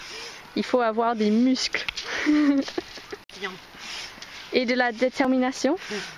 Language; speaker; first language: French; non-native, fluent; English